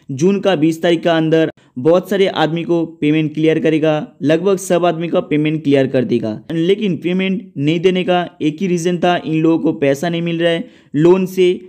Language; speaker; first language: Hindi; non-native, local second language; Bangla